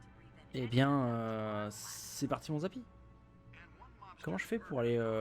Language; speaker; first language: French; native; French